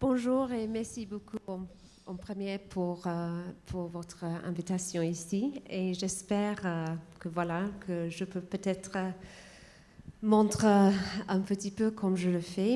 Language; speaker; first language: French; non-native, fluent; English